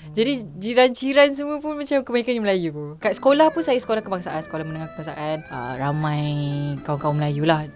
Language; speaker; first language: Malay; non-native, local second language; Min Nan Chinese